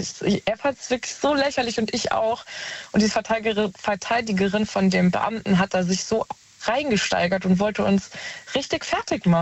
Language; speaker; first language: German; native; German